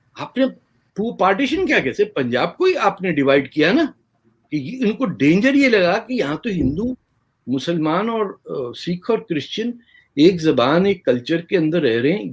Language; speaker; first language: Urdu; native; Urdu